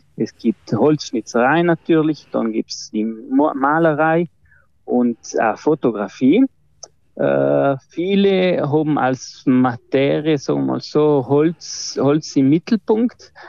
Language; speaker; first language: German; non-native, local second language; Ladin